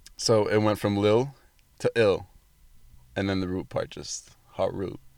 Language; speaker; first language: English; early bilingual, other home language; Arabic